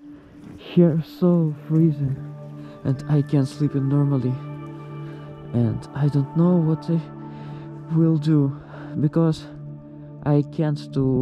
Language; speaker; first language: English; non-native, learner; Russian